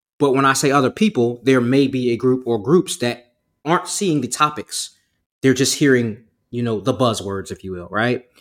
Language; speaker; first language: English; native; English